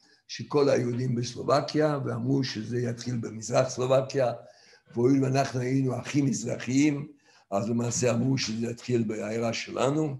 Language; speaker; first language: Hebrew; non-native, fluent; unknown